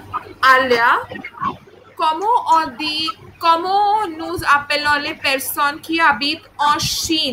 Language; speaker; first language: French; non-native, fluent; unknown